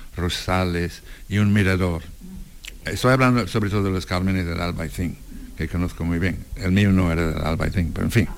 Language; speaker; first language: Spanish; non-native, fluent; English